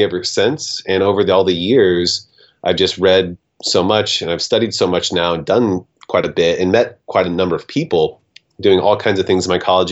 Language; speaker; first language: English; native; English